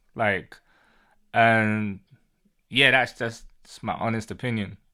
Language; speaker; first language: English; native; English